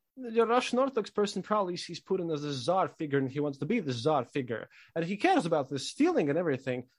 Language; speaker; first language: English; non-native, fluent; Latvian